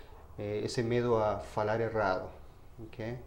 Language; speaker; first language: Portuguese; non-native, fluent; Spanish